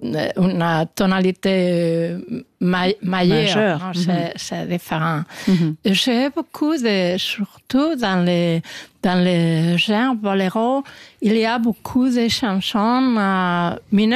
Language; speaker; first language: French; non-native, learner; Spanish